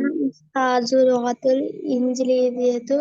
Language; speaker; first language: Arabic; non-native, learner; Tamil